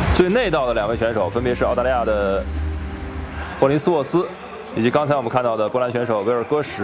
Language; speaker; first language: Chinese; native; Chinese